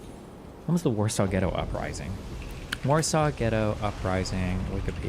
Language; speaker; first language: English; native; English